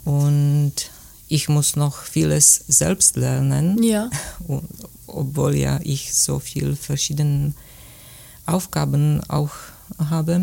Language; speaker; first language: German; non-native, fluent; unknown